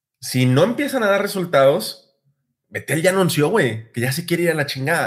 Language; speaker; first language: Spanish; native; Spanish